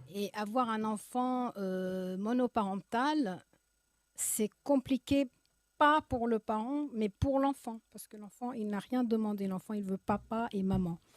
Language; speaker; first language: French; early bilingual, other home language; Arabic